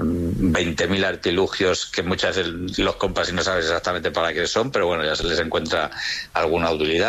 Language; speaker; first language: Spanish; native; Spanish